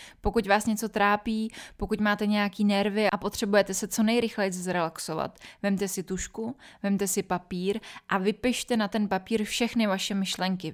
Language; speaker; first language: Czech; native; Czech